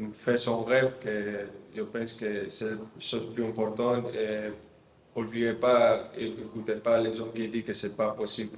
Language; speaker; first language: French; non-native, fluent; Spanish